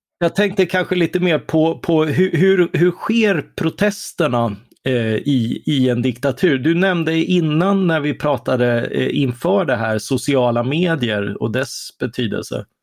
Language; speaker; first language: Swedish; native; Swedish